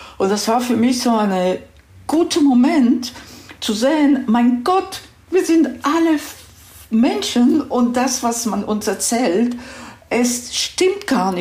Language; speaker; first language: German; non-native, fluent; Hebrew